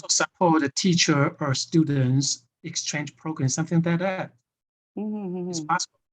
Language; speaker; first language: English; non-native, fluent; Chinese